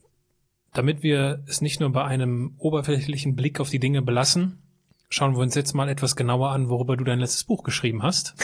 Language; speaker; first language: German; native; German